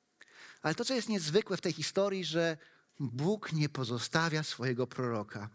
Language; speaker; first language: Polish; native; Polish